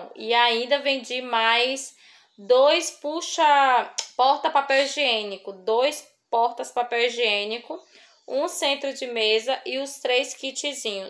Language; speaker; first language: Portuguese; native; Portuguese